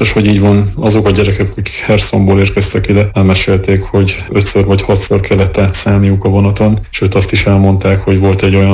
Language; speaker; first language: Hungarian; native; Hungarian